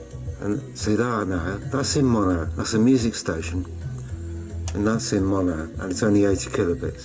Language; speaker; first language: English; native; English